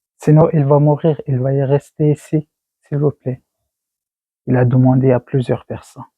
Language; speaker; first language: French; non-native, learner; Persian